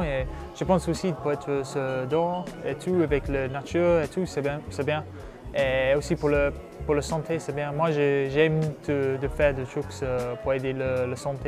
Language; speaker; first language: French; non-native, learner; English